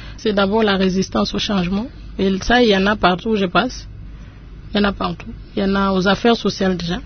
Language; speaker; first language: French; non-native, local second language; Lingala